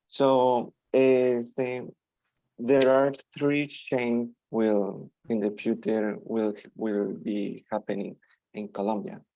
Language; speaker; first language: English; non-native, learner; Spanish